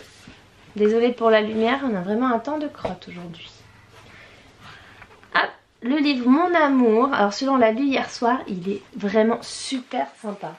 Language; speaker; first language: French; native; French